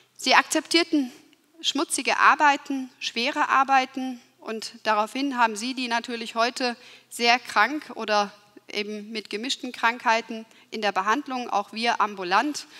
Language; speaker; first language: German; early bilingual, other home language; Turkish